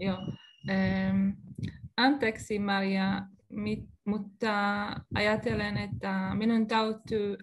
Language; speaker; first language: Finnish; non-native, learner; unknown